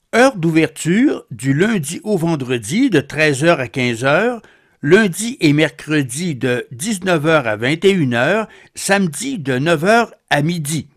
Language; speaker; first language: French; native; French